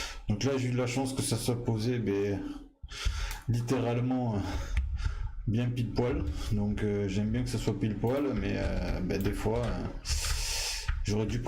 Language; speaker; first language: French; native; French